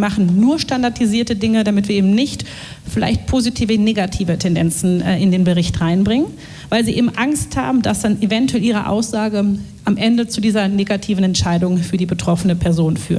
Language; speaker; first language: German; native; German